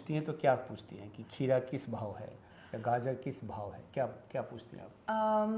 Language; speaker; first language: Hindi; native; Hindi